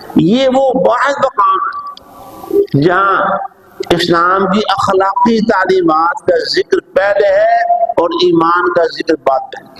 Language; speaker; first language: Urdu; non-native, local second language; Punjabi